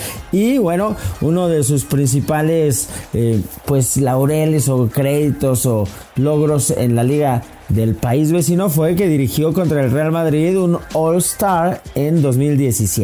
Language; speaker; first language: Spanish; native; Spanish